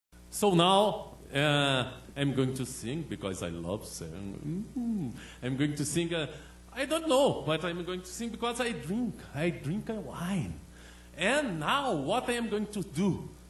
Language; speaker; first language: English; non-native, learner; Portuguese